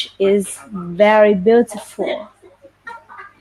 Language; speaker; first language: English; non-native, learner; Vietnamese